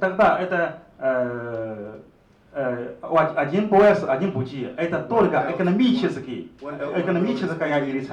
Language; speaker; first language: Russian; non-native, learner; Chinese